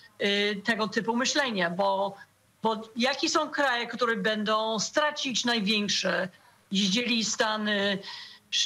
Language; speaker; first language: Polish; non-native, fluent; English